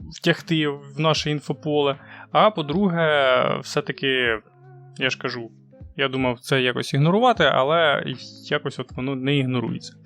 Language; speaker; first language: Ukrainian; non-native, local second language; Russian